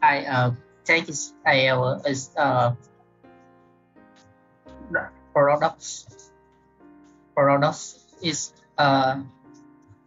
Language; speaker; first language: English; non-native, learner; Vietnamese